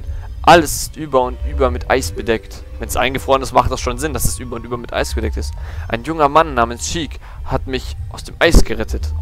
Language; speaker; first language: German; native; German